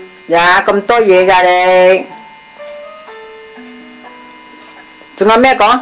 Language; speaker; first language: Cantonese; native; Cantonese